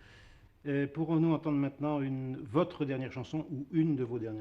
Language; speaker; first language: French; native; French